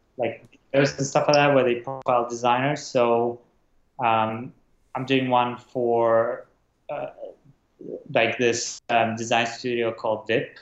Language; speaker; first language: English; non-native, fluent; Russian